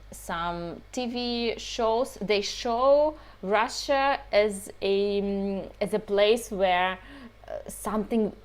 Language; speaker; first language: English; non-native, fluent; Russian